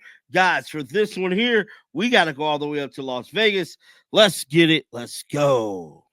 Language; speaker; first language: English; native; English